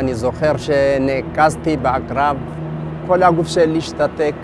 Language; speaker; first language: Hebrew; non-native, fluent; Amharic